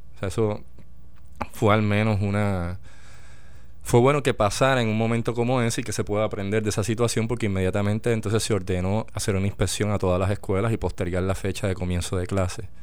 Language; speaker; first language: Spanish; native; Spanish